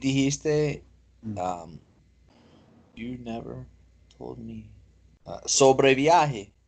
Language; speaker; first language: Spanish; non-native, learner; English